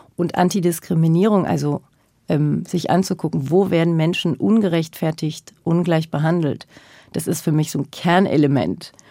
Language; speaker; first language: German; early bilingual, other home language; Turkish